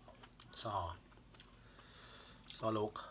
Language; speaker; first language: Vietnamese; early bilingual, heritage; Vietnamese